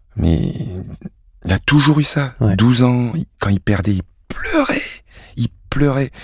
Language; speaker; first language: French; native; French